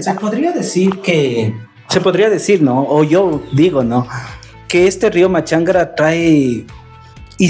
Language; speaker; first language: Spanish; native; Spanish